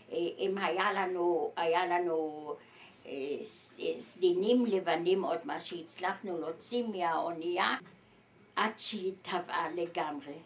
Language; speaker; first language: Hebrew; early bilingual, other home language; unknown